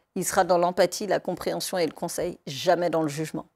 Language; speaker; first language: French; native; French